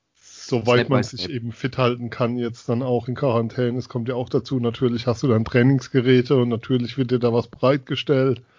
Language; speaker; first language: German; native; German